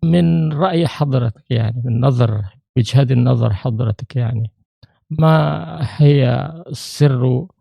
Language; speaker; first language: Arabic; non-native, fluent; Indonesian